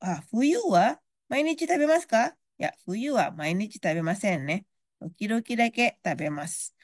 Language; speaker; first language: Japanese; non-native, fluent; Indonesian